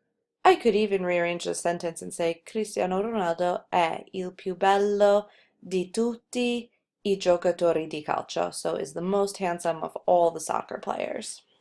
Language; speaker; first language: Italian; non-native, fluent; English